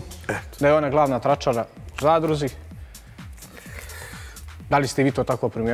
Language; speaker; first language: Serbian; native; Serbian